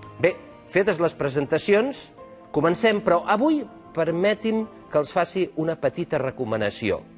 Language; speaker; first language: Catalan; native; Catalan